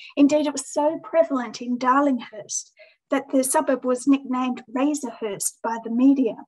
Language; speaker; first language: English; native; English